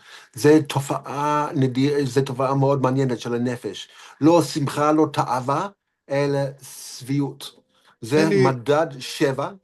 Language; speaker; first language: Hebrew; non-native, fluent; English